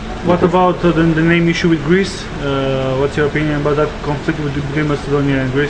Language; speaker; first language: English; non-native, learner; Macedonian